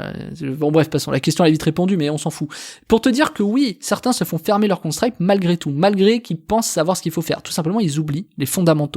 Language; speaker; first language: French; native; French